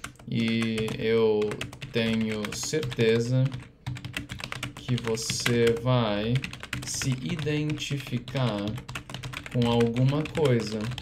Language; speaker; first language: Portuguese; native; Portuguese